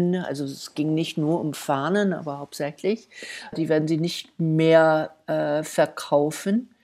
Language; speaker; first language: German; non-native, fluent; English